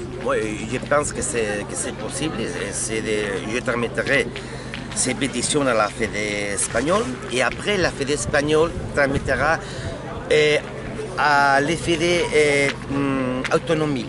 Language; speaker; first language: French; non-native, learner; Spanish